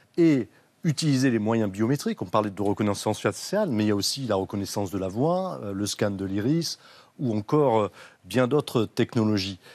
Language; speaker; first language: French; native; French